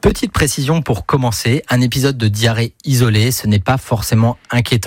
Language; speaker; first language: French; native; French